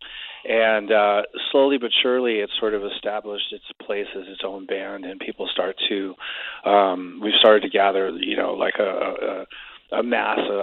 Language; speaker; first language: English; native; English